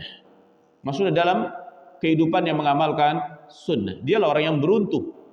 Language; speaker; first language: Indonesian; native; Indonesian